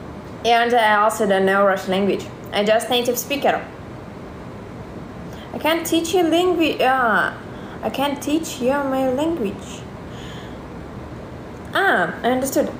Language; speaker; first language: English; non-native, learner; Russian